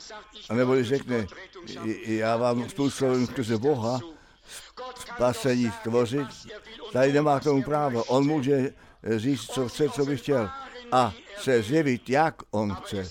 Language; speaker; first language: Czech; non-native, fluent; German